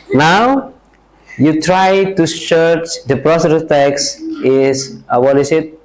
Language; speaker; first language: English; non-native, learner; Indonesian